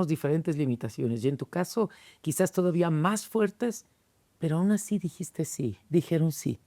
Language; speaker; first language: Spanish; native; Spanish